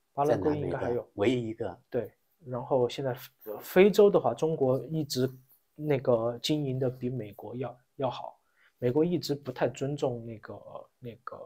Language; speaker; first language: Chinese; native; Chinese